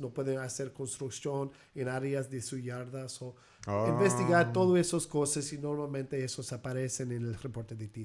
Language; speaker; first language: Spanish; early bilingual, heritage; English